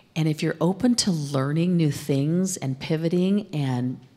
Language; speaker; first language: English; native; English